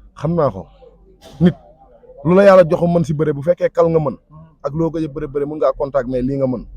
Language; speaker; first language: Wolof; non-native, local second language; Fula